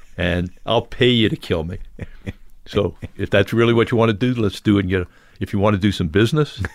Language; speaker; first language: English; native; English